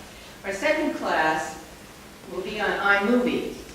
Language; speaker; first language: English; native; English